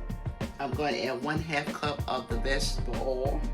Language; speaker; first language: English; native; English